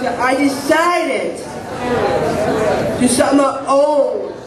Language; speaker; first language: English; native; English